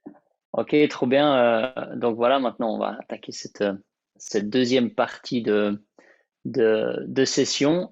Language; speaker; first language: French; native; French